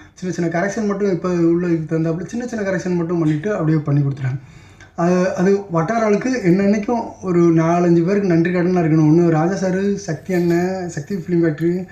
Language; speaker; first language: Tamil; native; Tamil